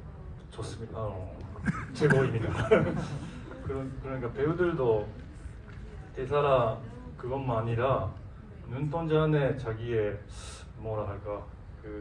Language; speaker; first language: Korean; non-native, fluent; Japanese